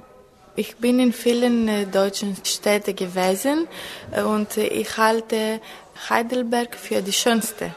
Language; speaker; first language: German; non-native, fluent; Greek